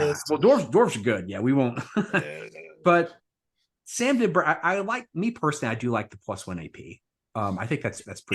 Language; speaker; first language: English; native; English